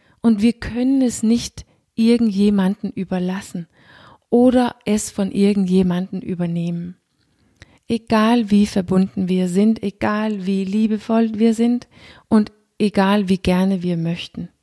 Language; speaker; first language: German; non-native, fluent; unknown